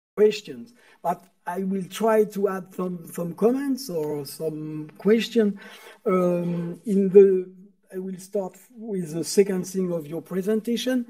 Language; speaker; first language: English; non-native, fluent; French